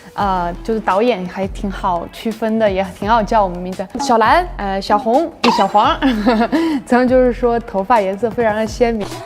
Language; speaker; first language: Chinese; native; Chinese